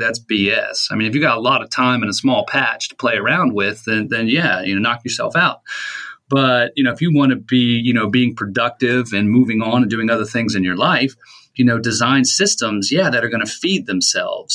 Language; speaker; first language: English; native; English